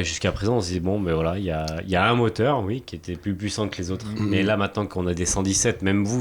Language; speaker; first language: French; native; French